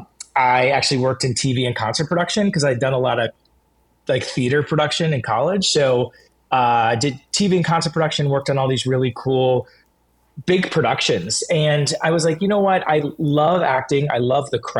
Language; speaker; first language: English; native; English